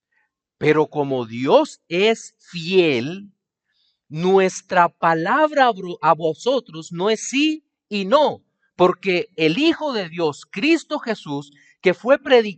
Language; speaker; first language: Spanish; native; Spanish